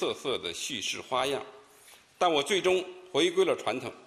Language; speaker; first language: Chinese; native; Chinese